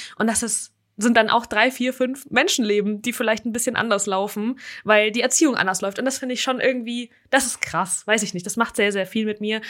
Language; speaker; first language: German; early bilingual, other home language; Russian